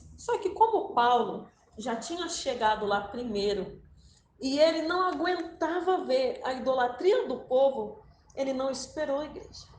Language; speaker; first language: Portuguese; native; Portuguese